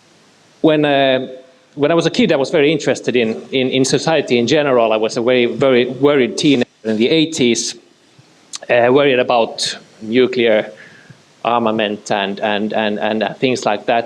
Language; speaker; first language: English; non-native, fluent; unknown